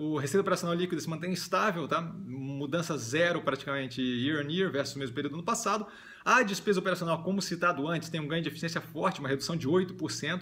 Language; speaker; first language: Portuguese; native; Portuguese